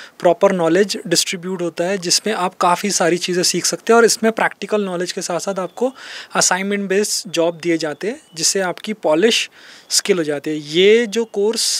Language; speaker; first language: Hindi; native; Hindi